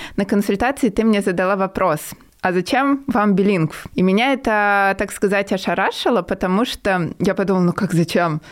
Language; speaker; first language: Russian; native; Russian